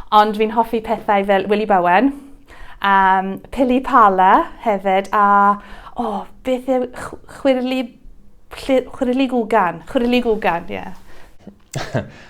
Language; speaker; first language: Welsh; non-native, learner; English